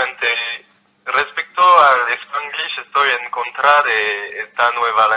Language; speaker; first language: Spanish; non-native, learner; French